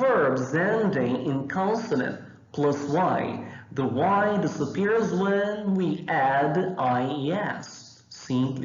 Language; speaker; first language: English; non-native, fluent; Portuguese